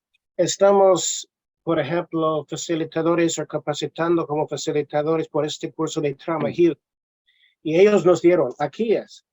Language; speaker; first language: Spanish; non-native, learner; English